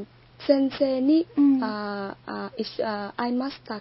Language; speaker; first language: Japanese; non-native, learner; Vietnamese